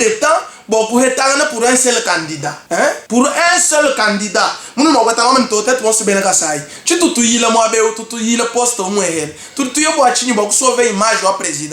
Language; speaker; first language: French; non-native, local second language; Luba-Lulua